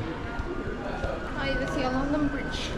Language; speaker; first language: Korean; non-native, learner; Spanish